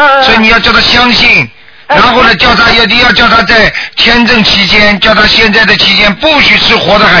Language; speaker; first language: Chinese; native; Chinese